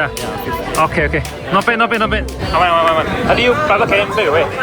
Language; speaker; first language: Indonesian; non-native, local second language; Chinese